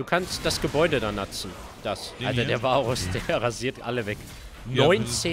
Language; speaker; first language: German; native; German